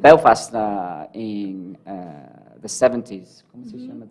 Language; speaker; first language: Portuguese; non-native, learner; English